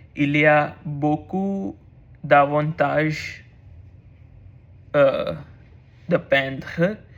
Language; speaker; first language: French; non-native, learner; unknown